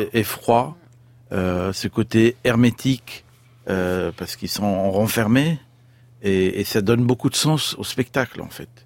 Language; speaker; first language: French; non-native, fluent; Arabic